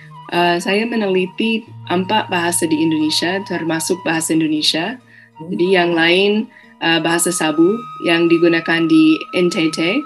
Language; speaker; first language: Indonesian; non-native, fluent; English